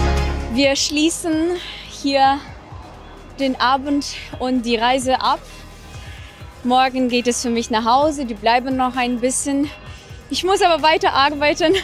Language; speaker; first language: German; non-native, fluent; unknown